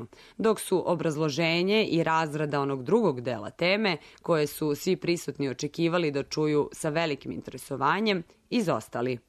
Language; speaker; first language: Serbian; native; Serbian